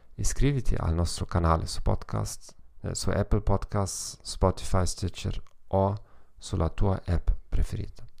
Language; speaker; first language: Italian; non-native, learner; German